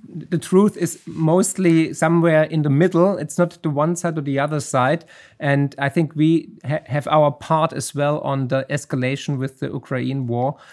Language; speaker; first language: English; non-native, fluent; German